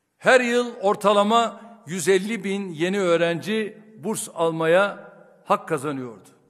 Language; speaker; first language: Turkish; native; Turkish